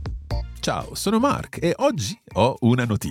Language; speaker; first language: Italian; non-native, fluent; English